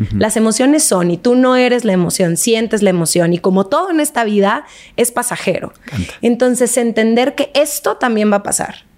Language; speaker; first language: Spanish; native; Spanish